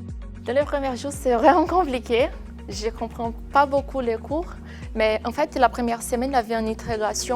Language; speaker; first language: French; non-native, fluent; Portuguese